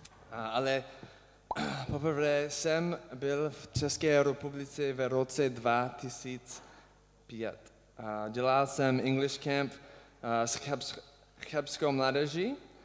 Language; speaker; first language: Czech; non-native, learner; English